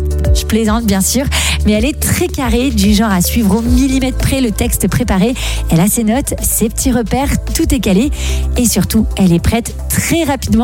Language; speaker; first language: French; native; French